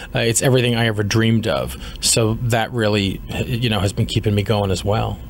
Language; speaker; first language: English; native; English